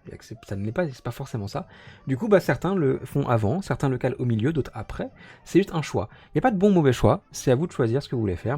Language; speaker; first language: French; native; French